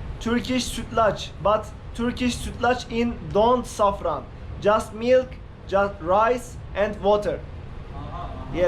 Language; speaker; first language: English; non-native, learner; Turkish